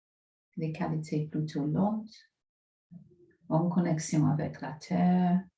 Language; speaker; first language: French; non-native, fluent; English